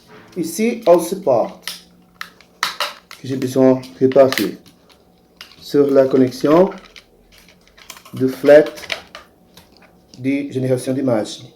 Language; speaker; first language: French; non-native, learner; Portuguese